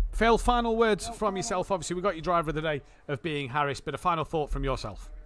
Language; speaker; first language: English; native; English